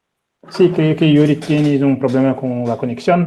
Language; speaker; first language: Spanish; non-native, fluent; Portuguese